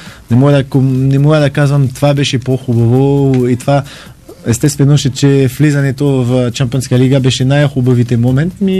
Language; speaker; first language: Bulgarian; non-native, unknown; French